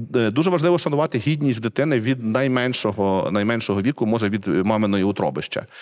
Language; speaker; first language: Ukrainian; native; Ukrainian